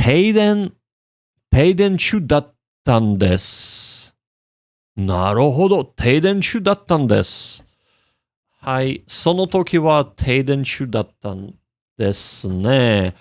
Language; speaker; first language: Japanese; non-native, learner; English